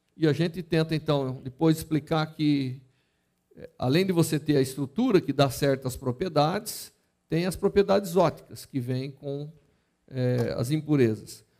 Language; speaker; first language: Portuguese; native; Portuguese